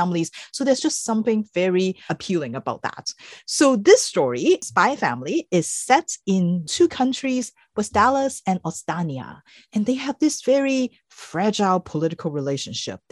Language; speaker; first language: English; non-native, local second language; Cantonese